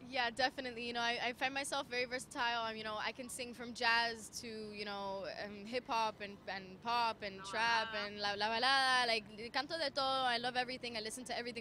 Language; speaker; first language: English; early bilingual, other home language; Spanish